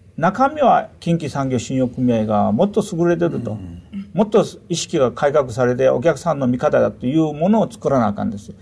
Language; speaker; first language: Japanese; non-native, fluent; Korean